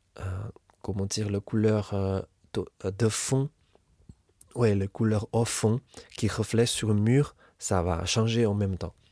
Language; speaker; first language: French; non-native, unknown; Chinese